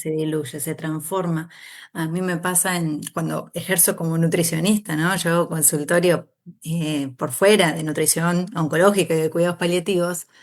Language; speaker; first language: Spanish; native; Spanish